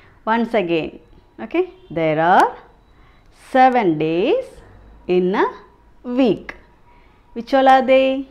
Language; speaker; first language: English; non-native, local second language; Malayalam